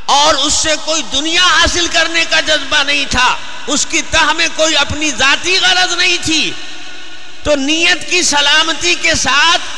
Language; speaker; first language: Urdu; native; Urdu